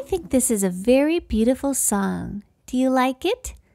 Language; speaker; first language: English; non-native, fluent; Chinese